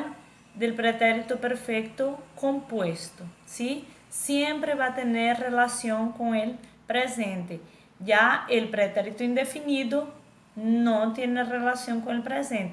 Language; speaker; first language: Spanish; non-native, fluent; Portuguese